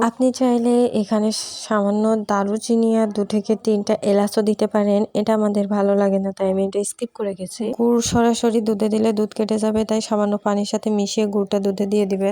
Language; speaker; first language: Bangla; native; Bangla